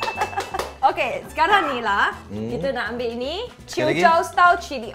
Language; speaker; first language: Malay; non-native, local second language; Cantonese